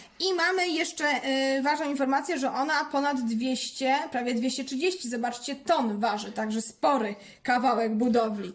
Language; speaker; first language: Polish; native; Polish